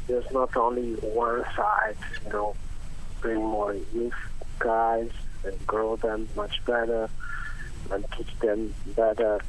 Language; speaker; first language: English; non-native, learner; Italian